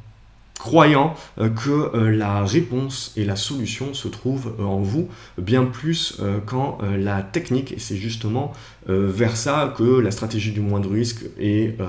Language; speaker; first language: French; native; French